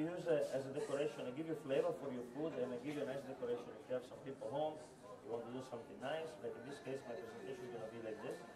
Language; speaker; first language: English; non-native, learner; Italian